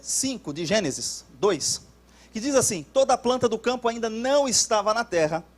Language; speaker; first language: Portuguese; native; Portuguese